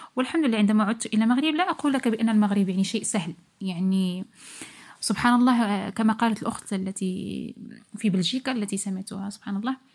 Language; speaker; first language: Arabic; native; Arabic